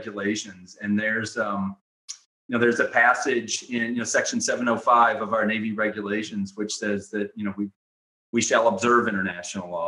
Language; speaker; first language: English; native; English